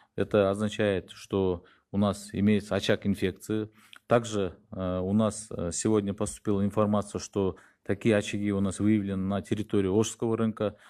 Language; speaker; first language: Russian; non-native, local second language; Kyrgyz